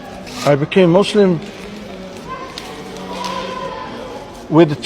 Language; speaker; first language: English; non-native, learner; Dutch